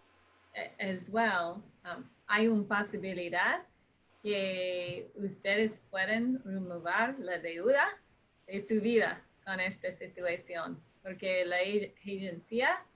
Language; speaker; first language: Spanish; non-native, fluent; English